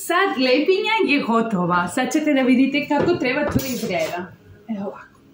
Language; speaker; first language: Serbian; non-native, learner; Spanish